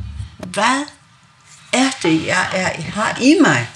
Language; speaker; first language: Danish; non-native, local second language; Kalaallisut